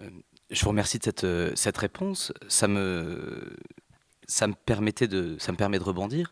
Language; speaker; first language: French; native; French